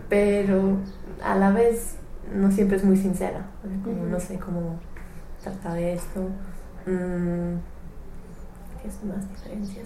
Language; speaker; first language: Spanish; non-native, fluent; English